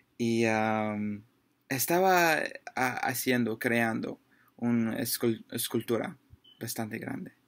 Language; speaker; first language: Spanish; non-native, learner; English